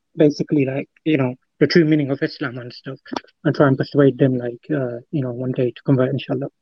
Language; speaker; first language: English; non-native, local second language; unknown